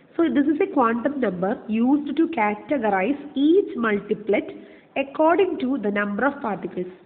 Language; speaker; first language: English; non-native, local second language; Malayalam